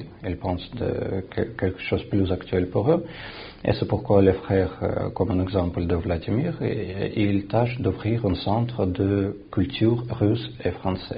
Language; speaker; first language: French; non-native, fluent; Russian